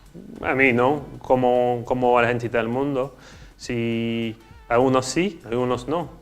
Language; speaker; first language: Spanish; non-native, learner; English